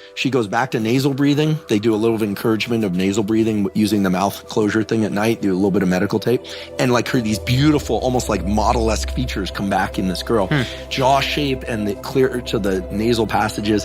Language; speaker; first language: English; native; English